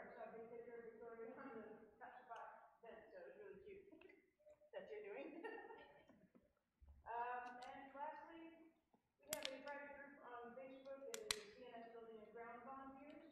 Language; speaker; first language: English; native; English